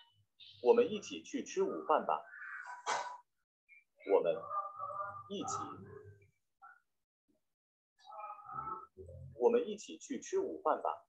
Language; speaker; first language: Chinese; non-native, learner; Vietnamese